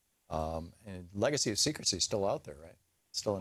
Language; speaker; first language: English; native; English